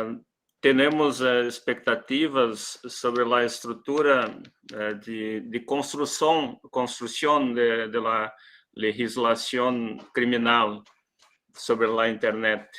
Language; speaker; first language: Portuguese; non-native, learner; Spanish